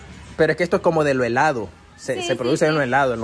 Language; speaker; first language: Spanish; native; Spanish